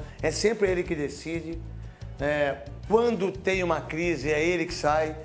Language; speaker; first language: Portuguese; native; Portuguese